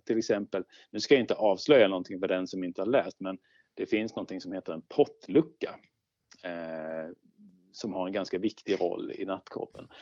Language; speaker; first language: Swedish; native; Swedish